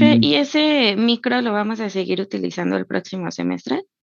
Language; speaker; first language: Spanish; native; Spanish